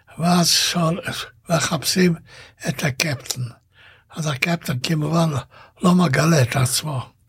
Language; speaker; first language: Hebrew; non-native, fluent; Hungarian